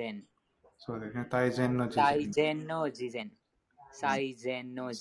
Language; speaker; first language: Japanese; non-native, fluent; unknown